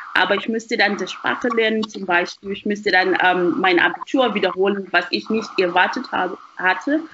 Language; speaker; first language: German; non-native, fluent; Shona